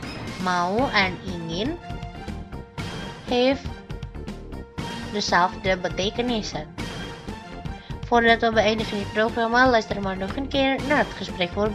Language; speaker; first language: Dutch; non-native, fluent; Indonesian